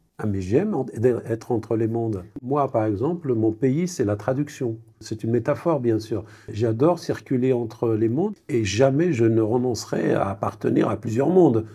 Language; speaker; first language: French; non-native, local second language; Kabyle